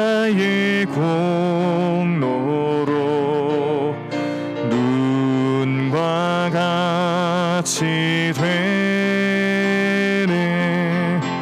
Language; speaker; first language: Korean; native; Korean